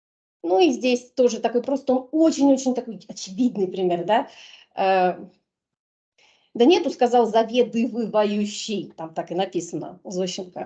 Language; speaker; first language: Russian; native; Russian